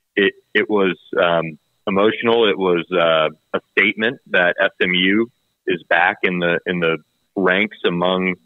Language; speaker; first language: English; native; English